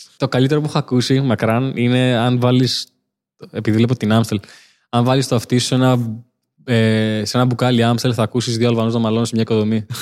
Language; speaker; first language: Greek; early bilingual, other home language; Albanian